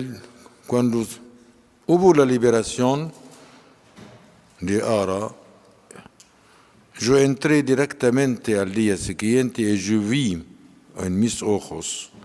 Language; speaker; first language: Spanish; non-native, fluent; Arabic